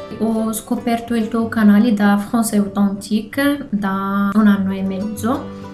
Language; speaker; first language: Italian; non-native, learner; Arabic